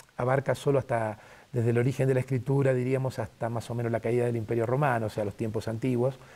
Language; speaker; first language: Spanish; native; Spanish